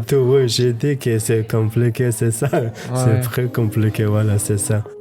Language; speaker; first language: French; non-native, learner; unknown